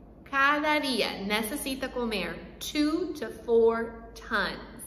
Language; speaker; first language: Spanish; non-native, learner; English